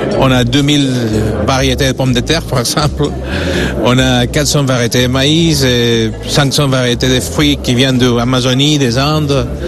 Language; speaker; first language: French; non-native, fluent; Spanish